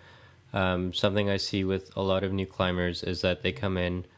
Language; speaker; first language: English; native; English